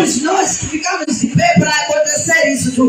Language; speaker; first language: Portuguese; non-native, local second language; Shona